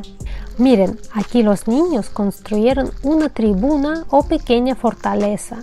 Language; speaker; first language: Spanish; non-native, fluent; Russian